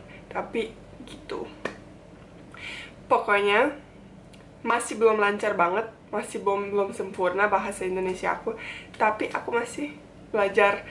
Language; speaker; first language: Indonesian; non-native, fluent; Bosnian